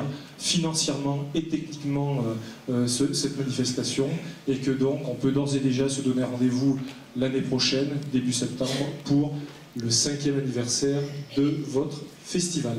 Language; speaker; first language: French; native; French